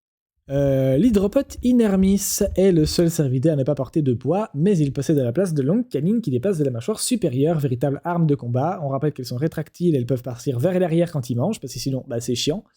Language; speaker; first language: French; native; French